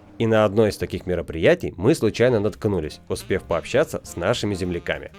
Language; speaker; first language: Russian; native; Russian